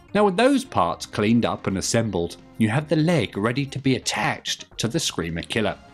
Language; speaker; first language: English; native; English